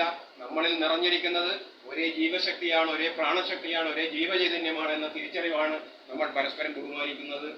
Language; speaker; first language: Malayalam; native; Malayalam